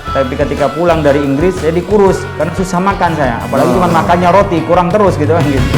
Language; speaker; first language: Indonesian; non-native, local second language; Madurese